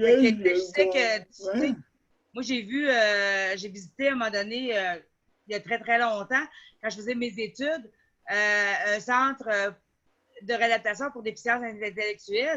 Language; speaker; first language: French; native; French